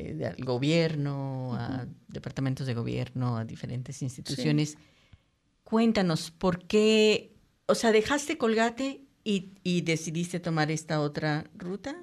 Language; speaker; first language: Spanish; native; Spanish